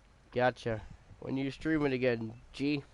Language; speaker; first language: English; native; English